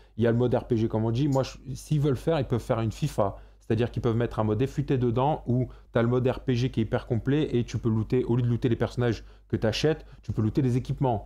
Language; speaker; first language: French; native; French